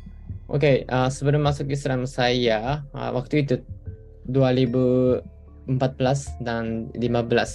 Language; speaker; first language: Indonesian; non-native, fluent; Japanese